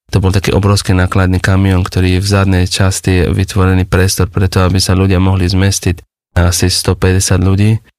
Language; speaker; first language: Slovak; non-native, fluent; Persian